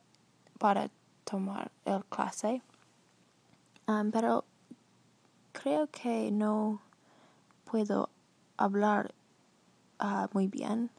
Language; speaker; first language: Spanish; non-native, learner; English